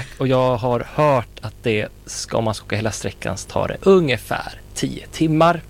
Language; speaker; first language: Swedish; native; Swedish